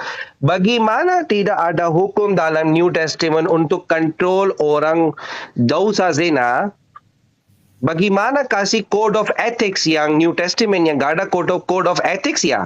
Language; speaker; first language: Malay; non-native, learner; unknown